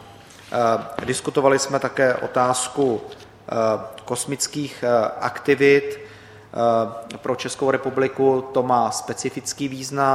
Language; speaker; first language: Czech; native; Czech